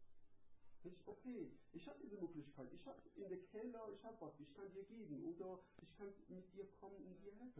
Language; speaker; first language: German; non-native, learner; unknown